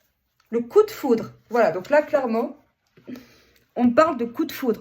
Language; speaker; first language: French; native; French